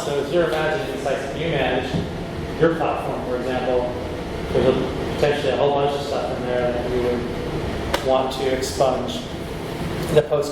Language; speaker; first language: English; native; English